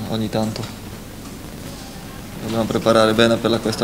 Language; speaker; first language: Italian; non-native, fluent; Slovak